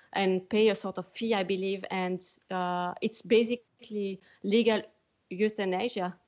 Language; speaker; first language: English; non-native, fluent; French